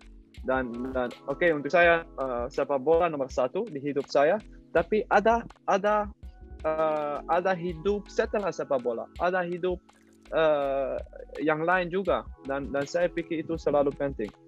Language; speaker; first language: Indonesian; non-native, learner; Dutch